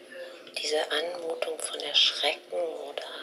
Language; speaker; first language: German; non-native, learner; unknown